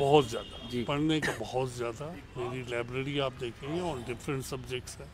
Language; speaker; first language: Hindi; non-native, local second language; Kashmiri